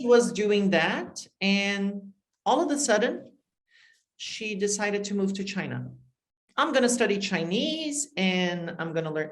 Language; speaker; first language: English; non-native, fluent; Portuguese